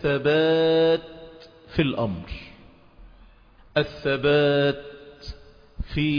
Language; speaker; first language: Arabic; native; Arabic